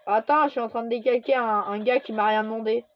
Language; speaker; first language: French; native; French